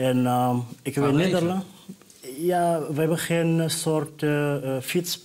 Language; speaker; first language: Dutch; non-native, fluent; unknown